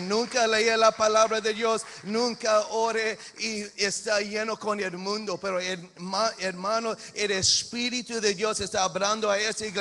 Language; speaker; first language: Spanish; early bilingual, heritage; English